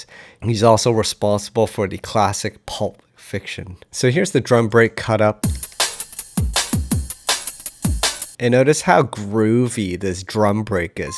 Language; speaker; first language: English; native; English